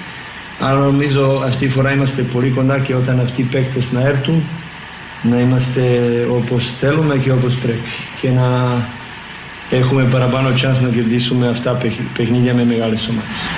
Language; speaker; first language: Greek; non-native, fluent; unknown